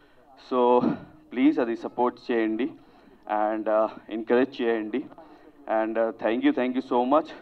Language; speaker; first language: Telugu; non-native, learner; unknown